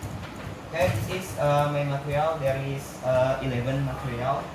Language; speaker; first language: English; non-native, learner; Indonesian